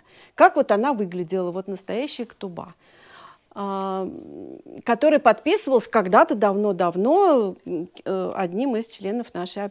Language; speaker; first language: Russian; native; Russian